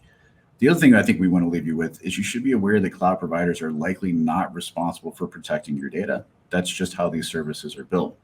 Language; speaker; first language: English; native; English